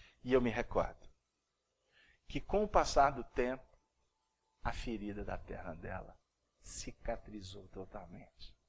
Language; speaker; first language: Portuguese; native; Portuguese